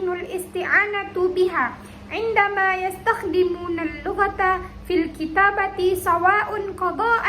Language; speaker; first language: Arabic; non-native, learner; Indonesian